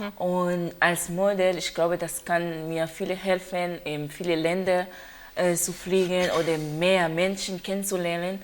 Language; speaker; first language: German; non-native, learner; Haitian Creole